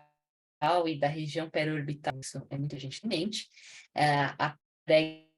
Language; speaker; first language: Portuguese; native; Portuguese